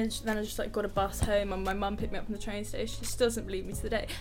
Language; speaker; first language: English; native; English